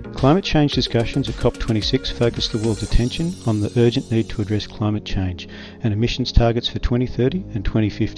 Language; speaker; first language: English; native; English